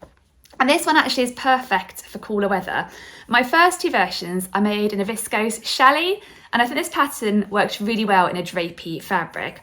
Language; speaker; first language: English; native; English